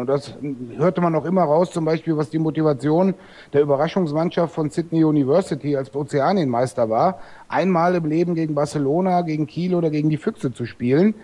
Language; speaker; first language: German; native; German